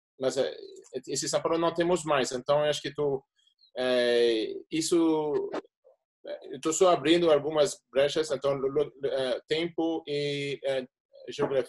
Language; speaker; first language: Portuguese; non-native, fluent; English